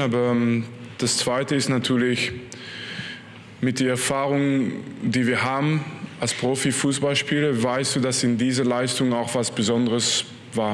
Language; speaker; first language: German; non-native, fluent; French